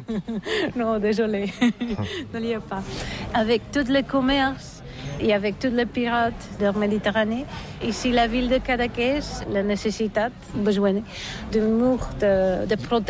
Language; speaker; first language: French; non-native, learner; Catalan